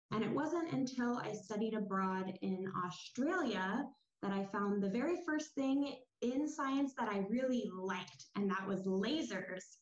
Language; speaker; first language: English; native; English